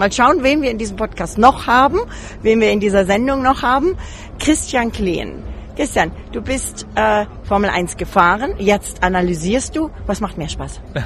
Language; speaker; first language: German; native; German